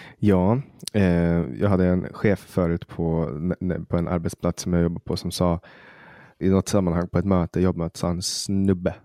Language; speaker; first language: Swedish; native; Swedish